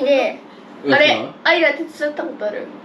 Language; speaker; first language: Japanese; early bilingual, other home language; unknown